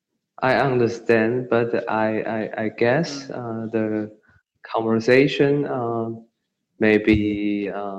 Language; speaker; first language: English; non-native, learner; Chinese